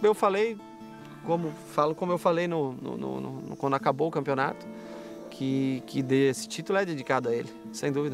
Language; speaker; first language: Portuguese; native; Portuguese